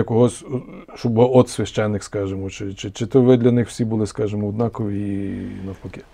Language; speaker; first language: Ukrainian; native; Ukrainian